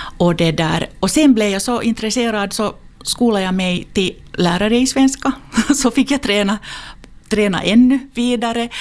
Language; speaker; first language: Swedish; non-native, local second language; Finnish